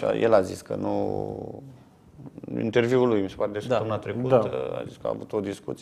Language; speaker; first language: Romanian; native; Romanian